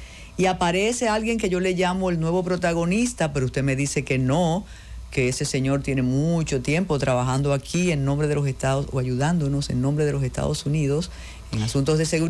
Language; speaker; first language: Spanish; native; Spanish